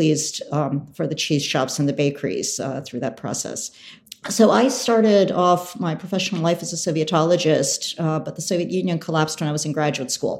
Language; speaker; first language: English; early bilingual, other home language; Russian